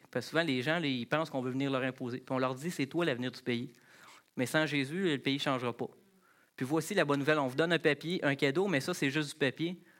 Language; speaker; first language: French; native; French